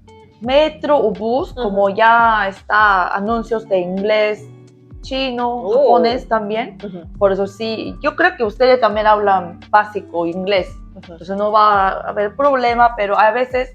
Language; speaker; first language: Spanish; non-native, learner; Korean